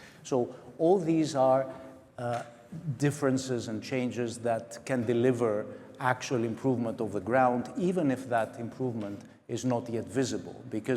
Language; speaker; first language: English; non-native, local second language; Greek